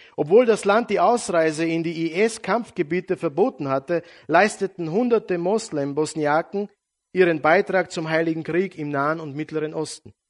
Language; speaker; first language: German; non-native, fluent; Serbian